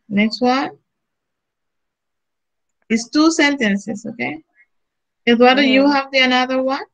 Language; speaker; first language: English; non-native, fluent; Spanish